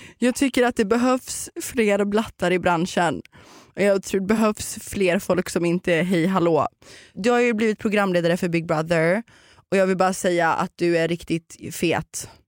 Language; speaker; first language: Swedish; early bilingual, other home language; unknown